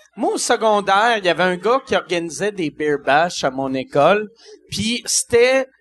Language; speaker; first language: French; native; French